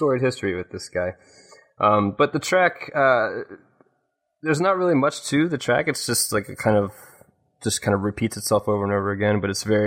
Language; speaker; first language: English; native; English